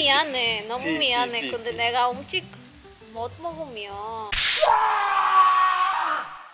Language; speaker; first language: Korean; non-native, learner; Spanish